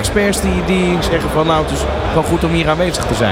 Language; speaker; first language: Dutch; native; Dutch